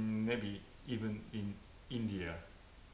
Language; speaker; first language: English; non-native, fluent; Japanese